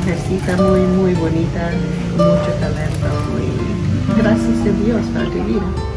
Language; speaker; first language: Spanish; non-native, learner; English